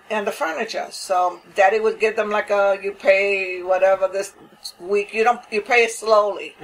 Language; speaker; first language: English; native; English